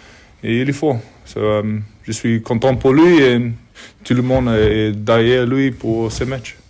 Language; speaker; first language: French; non-native, learner; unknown